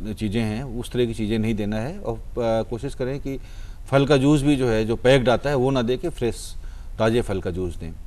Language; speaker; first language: Hindi; native; Hindi